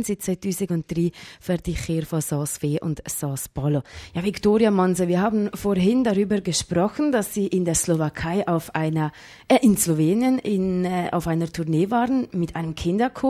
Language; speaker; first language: German; native; German